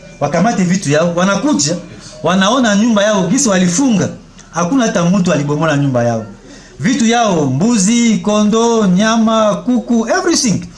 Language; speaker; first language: Swahili; non-native, local second language; Kinyarwanda